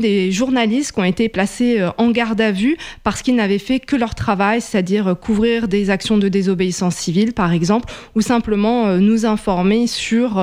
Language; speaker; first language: French; native; French